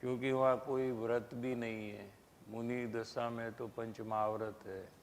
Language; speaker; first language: Hindi; non-native, local second language; Gujarati